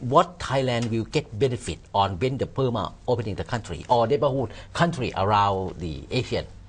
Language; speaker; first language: English; non-native, learner; Thai